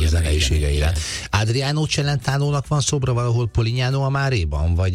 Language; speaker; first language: Hungarian; native; Hungarian